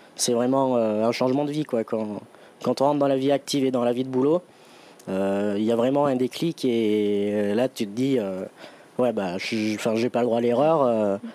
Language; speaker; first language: French; native; French